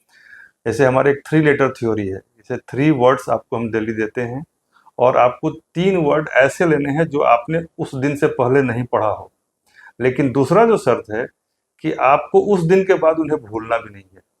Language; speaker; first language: Hindi; native; Hindi